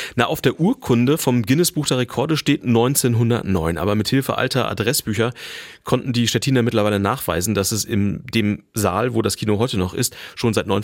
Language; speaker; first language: German; native; German